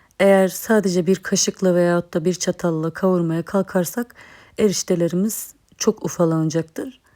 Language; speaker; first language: Turkish; native; Turkish